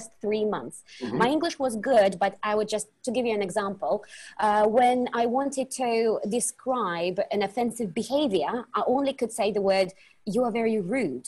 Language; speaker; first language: English; non-native, fluent; Russian